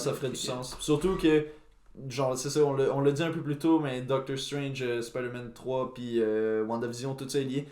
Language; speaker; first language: French; native; French